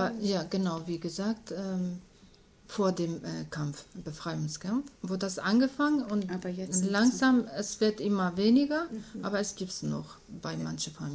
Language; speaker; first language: German; non-native, learner; Kurdish